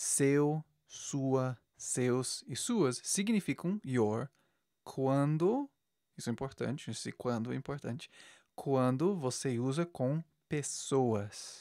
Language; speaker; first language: Portuguese; non-native, fluent; English